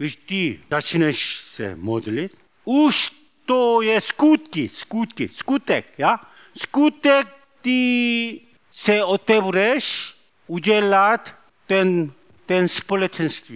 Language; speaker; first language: Czech; non-native, learner; Korean